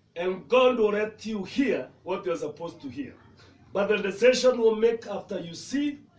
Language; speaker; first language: English; non-native, local second language; Swahili